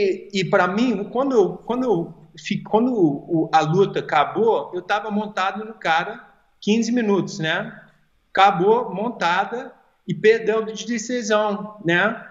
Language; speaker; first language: Portuguese; early bilingual, heritage; English